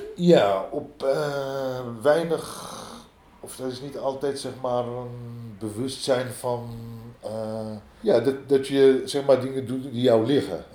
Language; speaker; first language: Dutch; early bilingual, other home language; Arabic